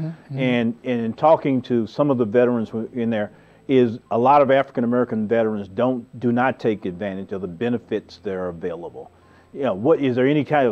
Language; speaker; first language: English; native; English